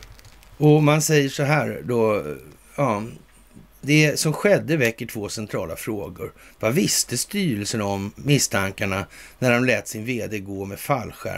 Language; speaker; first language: Swedish; native; Swedish